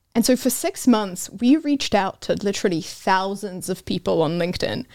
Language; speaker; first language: English; non-native, fluent; Hebrew